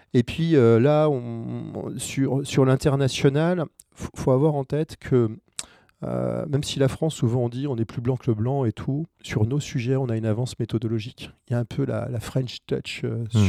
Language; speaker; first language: French; native; French